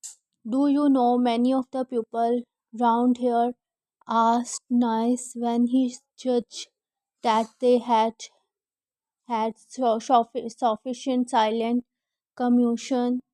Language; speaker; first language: English; non-native, learner; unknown